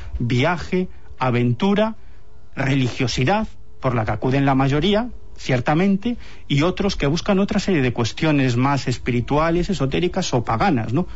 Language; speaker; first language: Spanish; native; Spanish